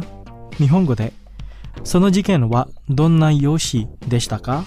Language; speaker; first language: Japanese; non-native, fluent; Indonesian